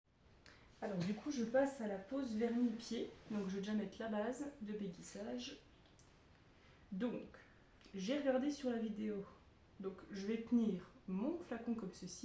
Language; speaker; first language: French; native; French